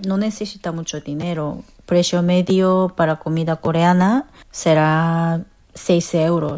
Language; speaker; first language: Spanish; non-native, fluent; Korean